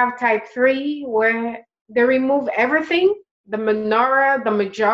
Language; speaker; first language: English; non-native, local second language; Krio